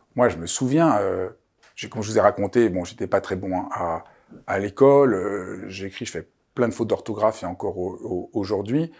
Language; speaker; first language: French; native; French